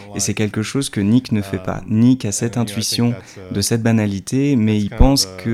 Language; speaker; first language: French; non-native, fluent; English